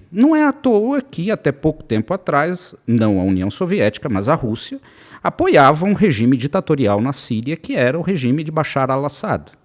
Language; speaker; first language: Portuguese; native; Portuguese